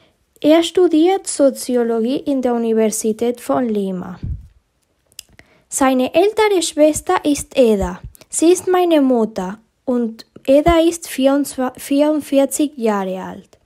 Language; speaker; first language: German; early bilingual, heritage; German